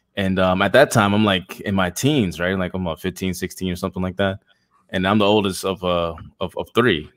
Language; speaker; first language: English; native; English